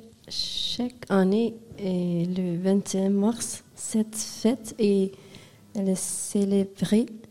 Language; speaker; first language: French; non-native, learner; Kurdish